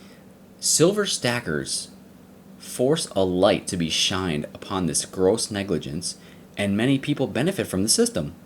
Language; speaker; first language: English; native; English